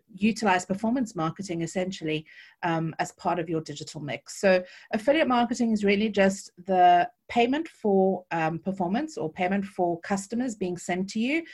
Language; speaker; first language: English; native; English